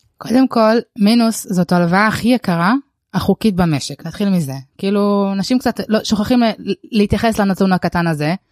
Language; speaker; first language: Hebrew; early bilingual, other home language; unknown